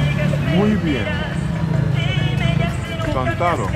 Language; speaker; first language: Spanish; non-native, learner; English